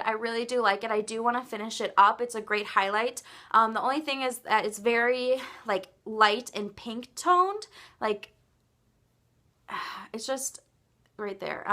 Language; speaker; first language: English; native; English